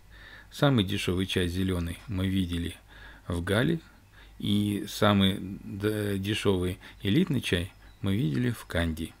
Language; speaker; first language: Russian; native; Russian